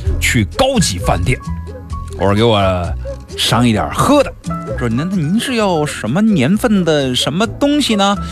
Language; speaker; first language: Chinese; native; Chinese